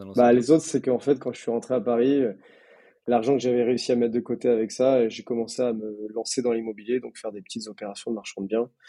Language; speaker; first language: French; native; French